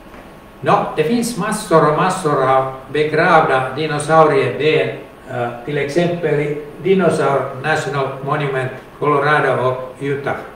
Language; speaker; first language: Swedish; non-native, local second language; Finnish